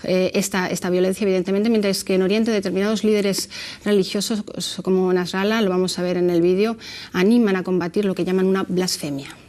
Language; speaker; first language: Spanish; native; Spanish